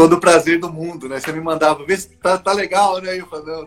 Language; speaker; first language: Portuguese; native; Portuguese